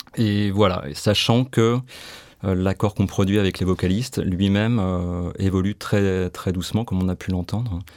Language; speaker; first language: French; native; French